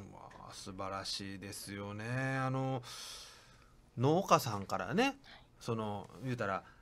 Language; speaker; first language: Japanese; native; Japanese